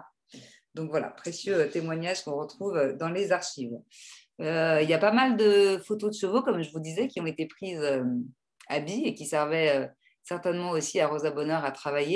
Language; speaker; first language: French; native; French